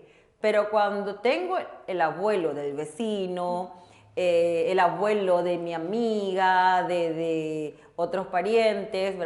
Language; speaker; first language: Spanish; non-native, local second language; Korean